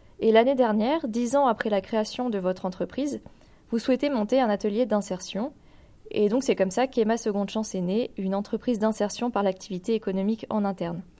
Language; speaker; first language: French; native; French